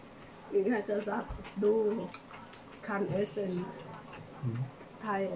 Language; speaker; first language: German; non-native, learner; Thai